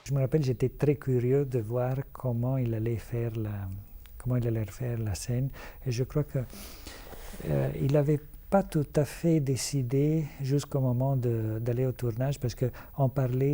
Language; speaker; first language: French; non-native, fluent; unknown